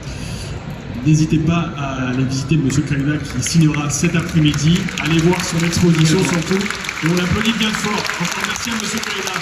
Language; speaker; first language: French; native; French